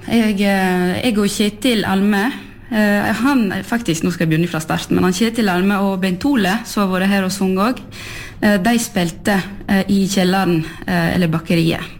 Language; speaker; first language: Norwegian; non-native, fluent; French